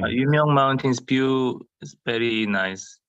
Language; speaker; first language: English; non-native, learner; Korean